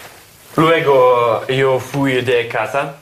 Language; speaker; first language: Spanish; non-native, learner; Russian